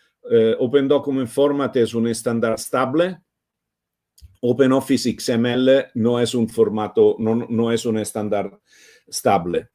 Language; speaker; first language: Spanish; non-native, fluent; Italian